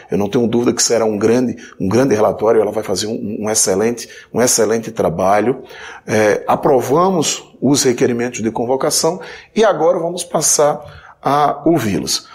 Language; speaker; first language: Portuguese; native; Portuguese